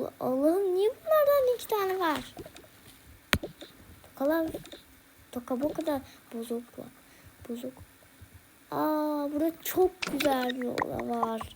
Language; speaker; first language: Turkish; early bilingual, heritage; Turkish